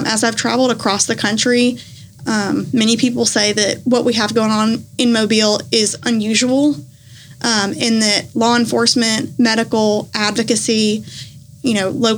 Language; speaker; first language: English; native; English